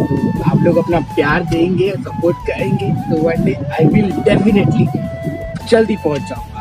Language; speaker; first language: Hindi; native; Hindi